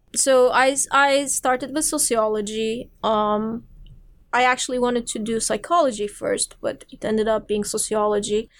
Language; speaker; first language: English; non-native, fluent; Turkish